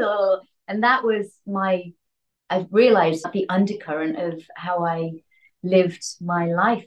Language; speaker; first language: English; native; English